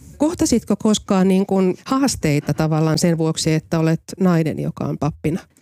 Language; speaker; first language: Finnish; native; Finnish